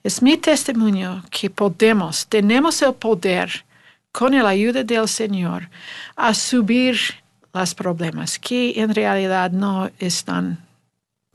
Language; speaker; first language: Spanish; non-native, learner; English